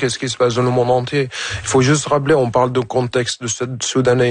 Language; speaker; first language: French; non-native, fluent; Arabic